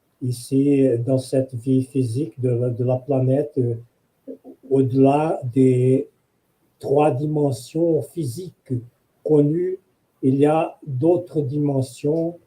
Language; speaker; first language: French; non-native, fluent; Portuguese